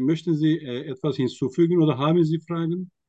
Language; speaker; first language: German; non-native, fluent; Turkish